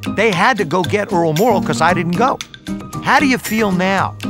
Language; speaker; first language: English; native; English